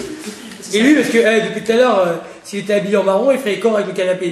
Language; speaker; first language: French; native; French